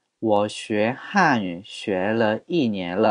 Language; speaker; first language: Chinese; non-native, fluent; Korean